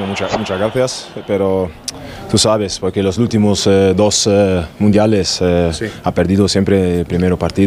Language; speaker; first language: Spanish; non-native, learner; German